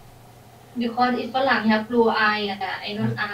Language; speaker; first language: English; non-native, learner; Thai